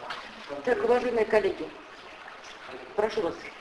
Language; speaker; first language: Russian; native; Russian